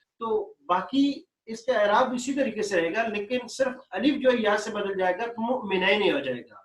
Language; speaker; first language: Urdu; native; Urdu